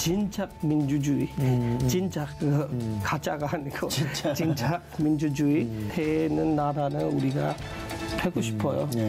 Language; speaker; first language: Korean; non-native, learner; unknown